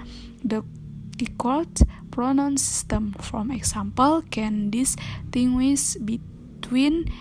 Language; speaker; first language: English; non-native, learner; Indonesian